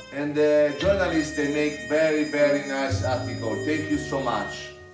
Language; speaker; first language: English; non-native, learner; Italian